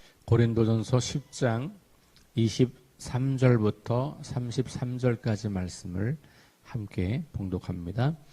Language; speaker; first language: Korean; native; Korean